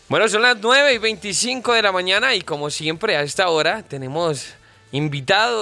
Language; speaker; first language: Spanish; native; Spanish